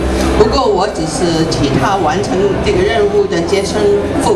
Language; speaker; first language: Chinese; non-native, local second language; Cantonese